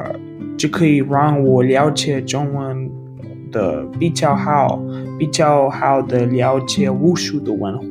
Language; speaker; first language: Chinese; non-native, learner; English